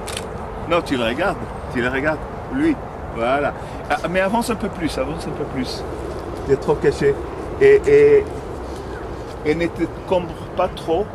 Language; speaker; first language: French; native; French